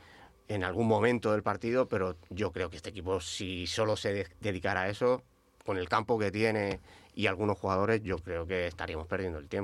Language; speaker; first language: Spanish; native; Spanish